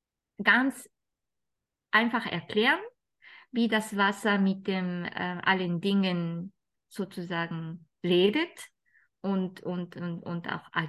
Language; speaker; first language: German; non-native, fluent; Japanese